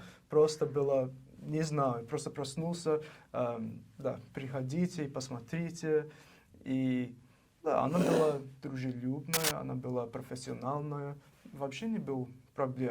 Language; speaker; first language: Russian; non-native, learner; English